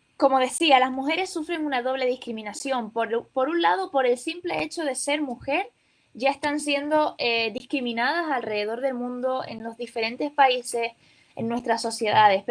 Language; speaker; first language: Spanish; native; Spanish